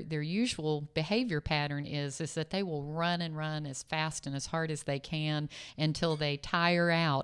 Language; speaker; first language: English; native; English